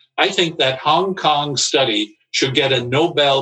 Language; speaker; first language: English; native; English